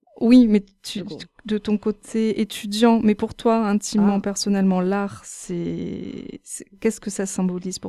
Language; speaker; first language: French; native; French